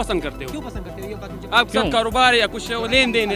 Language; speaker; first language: Hindi; non-native, fluent; Pashto